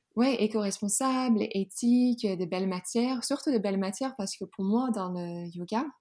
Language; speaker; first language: French; non-native, fluent; Dutch